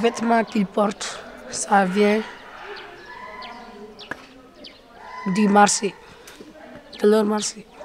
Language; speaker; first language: French; non-native, local second language; Fula